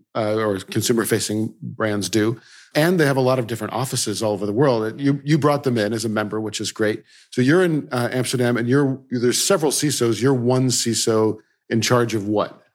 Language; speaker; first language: English; early bilingual, other home language; Dutch